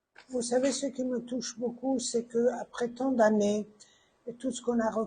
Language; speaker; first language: French; non-native, fluent; Persian